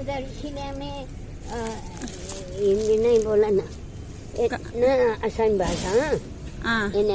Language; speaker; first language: Hindi; non-native, local second language; Nepali